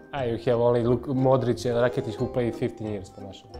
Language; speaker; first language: English; non-native, learner; Serbian